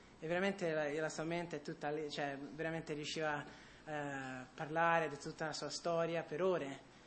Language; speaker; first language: Italian; early bilingual, other home language; English